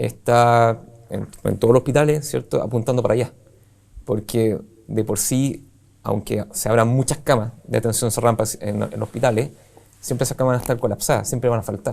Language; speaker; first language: Spanish; native; Spanish